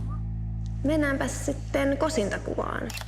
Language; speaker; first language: Finnish; native; Finnish